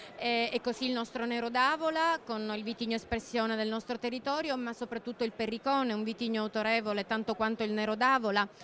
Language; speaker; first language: Italian; native; Italian